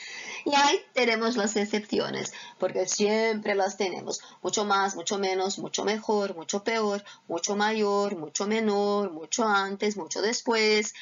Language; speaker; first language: Spanish; non-native, fluent; Portuguese